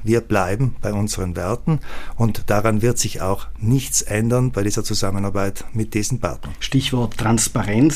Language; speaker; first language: German; native; German